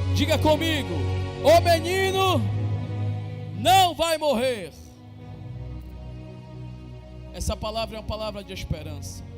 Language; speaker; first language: Portuguese; native; Portuguese